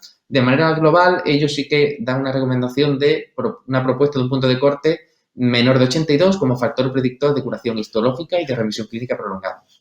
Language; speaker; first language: Spanish; native; Spanish